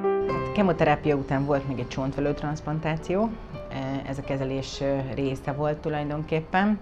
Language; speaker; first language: Hungarian; native; Hungarian